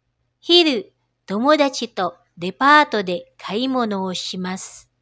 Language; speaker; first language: Japanese; non-native, fluent; Indonesian